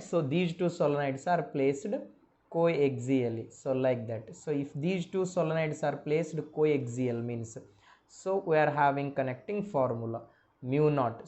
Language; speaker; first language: English; non-native, local second language; Kannada